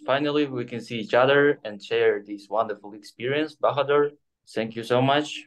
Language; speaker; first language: English; non-native, fluent; Kyrgyz